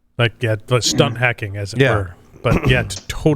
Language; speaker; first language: English; native; English